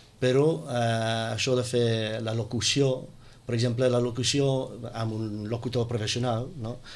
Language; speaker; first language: Catalan; non-native, fluent; English